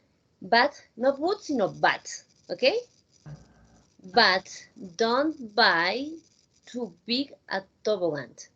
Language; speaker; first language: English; non-native, fluent; Spanish